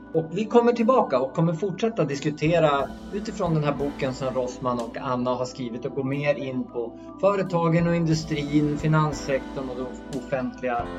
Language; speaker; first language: Swedish; native; Swedish